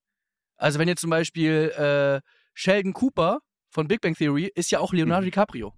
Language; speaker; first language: German; native; German